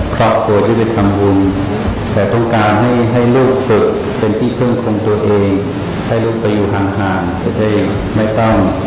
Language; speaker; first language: Thai; non-native, fluent; English